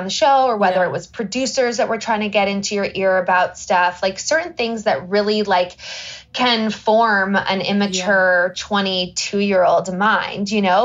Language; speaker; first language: English; native; English